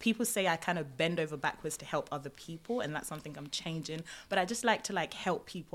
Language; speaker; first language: English; native; English